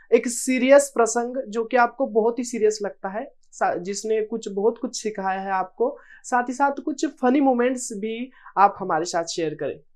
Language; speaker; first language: Hindi; native; Hindi